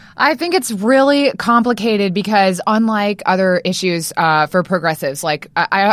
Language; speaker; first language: English; native; English